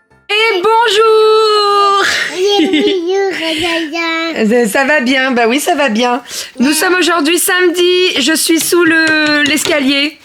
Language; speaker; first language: French; native; French